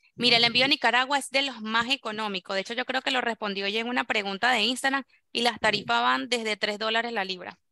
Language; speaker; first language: Spanish; native; Spanish